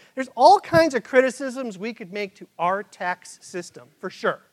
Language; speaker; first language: English; native; English